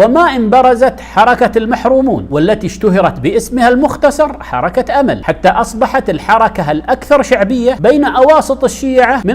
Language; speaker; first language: Arabic; native; Arabic